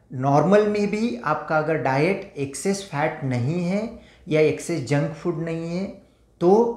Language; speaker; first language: Hindi; non-native, local second language; Marathi